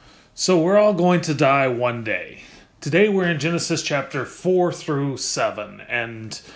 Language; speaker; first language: English; native; English